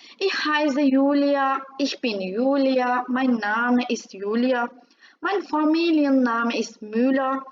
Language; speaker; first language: German; non-native, fluent; Turkish